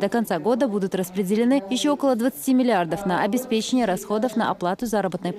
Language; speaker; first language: Russian; native; Russian